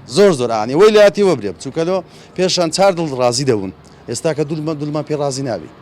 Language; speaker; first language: Central Kurdish; native; Central Kurdish